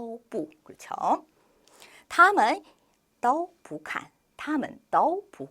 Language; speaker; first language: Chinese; non-native, fluent; Korean